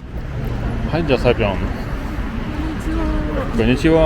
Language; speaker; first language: Japanese; non-native, learner; French